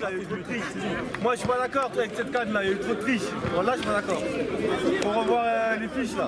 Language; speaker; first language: French; native; French